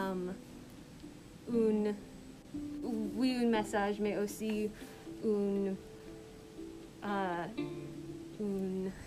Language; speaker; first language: French; non-native, learner; English